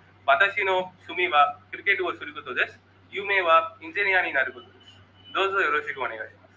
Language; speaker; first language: Japanese; non-native, learner; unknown